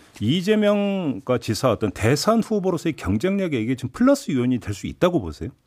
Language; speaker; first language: Korean; native; Korean